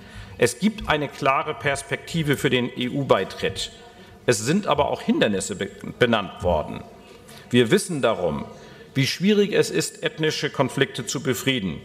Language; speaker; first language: German; native; German